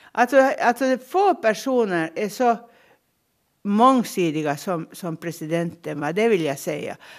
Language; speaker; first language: Swedish; native; Swedish